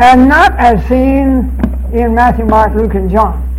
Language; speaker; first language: English; early bilingual, other home language; Chinese